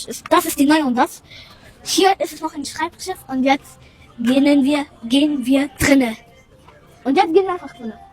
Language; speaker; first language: German; early bilingual, other home language; Persian